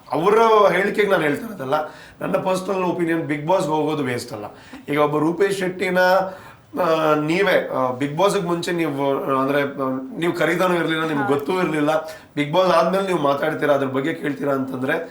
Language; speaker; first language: Kannada; non-native, local second language; Tulu